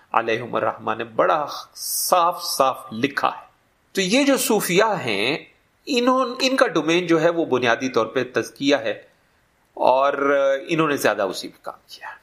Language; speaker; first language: Urdu; native; Urdu